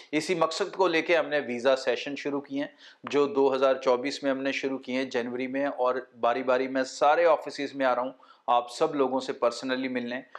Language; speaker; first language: Hindi; non-native, local second language; Punjabi